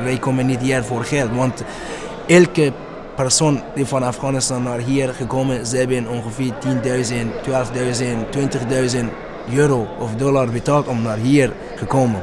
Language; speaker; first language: Dutch; non-native, learner; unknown